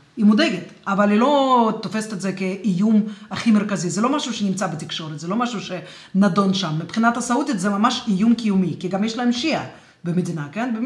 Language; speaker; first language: Hebrew; non-native, fluent; Russian